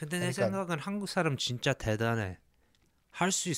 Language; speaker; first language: Korean; early bilingual, heritage; English